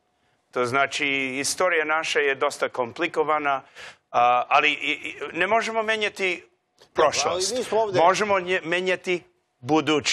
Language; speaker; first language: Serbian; non-native, learner; English